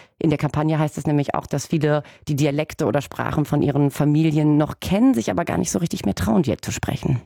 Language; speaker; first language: German; native; German